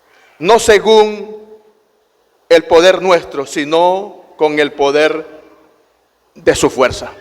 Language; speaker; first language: Spanish; native; Spanish